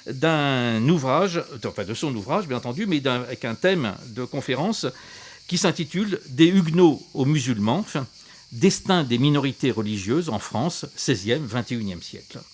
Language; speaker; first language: French; native; French